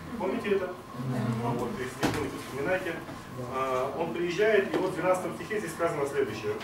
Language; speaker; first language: Russian; native; Russian